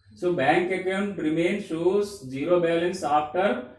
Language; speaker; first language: English; non-native, local second language; Telugu